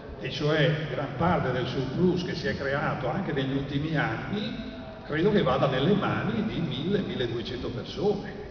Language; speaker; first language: Italian; native; Italian